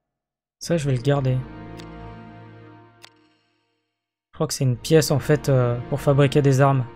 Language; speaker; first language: French; native; French